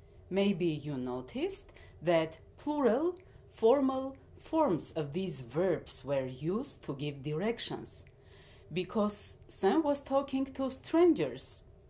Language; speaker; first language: English; non-native, fluent; Armenian